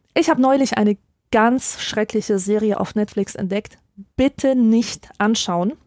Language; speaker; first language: German; early bilingual, other home language; Polish